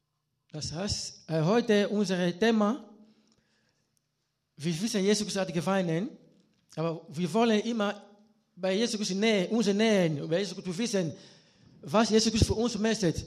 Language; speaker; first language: German; non-native, learner; Lingala